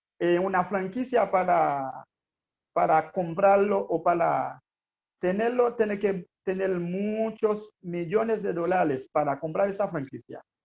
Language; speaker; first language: Spanish; non-native, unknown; Haitian Creole